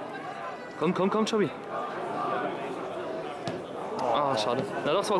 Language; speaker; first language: German; native; German